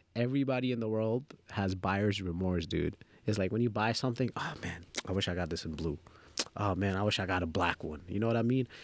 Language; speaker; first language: English; early bilingual, other home language; Bangla